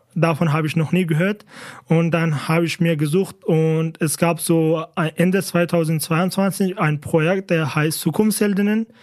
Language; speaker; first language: German; non-native, fluent; Kurdish